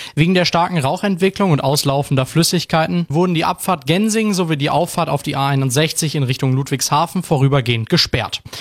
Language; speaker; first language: German; native; German